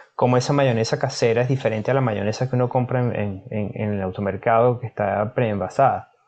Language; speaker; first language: Spanish; native; Spanish